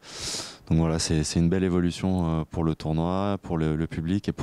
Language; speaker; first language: French; native; French